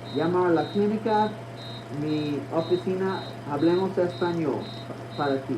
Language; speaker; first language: Spanish; non-native, learner; English